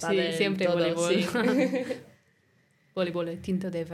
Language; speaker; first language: Spanish; non-native, learner; English